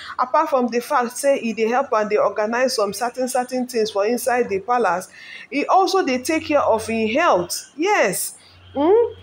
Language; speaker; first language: Nigerian Pidgin; non-native, local second language; Yoruba